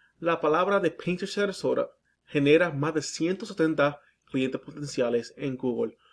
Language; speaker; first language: Spanish; early bilingual, heritage; Spanish